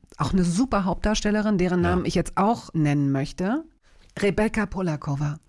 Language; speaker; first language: German; native; German